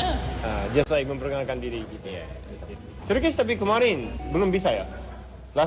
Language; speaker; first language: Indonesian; non-native, learner; Japanese